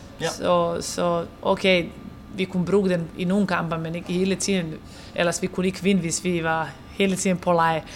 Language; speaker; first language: Danish; non-native, fluent; Serbian